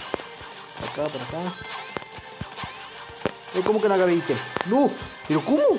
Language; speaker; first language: Spanish; native; Spanish